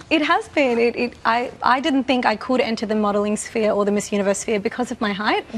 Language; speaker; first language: English; native; English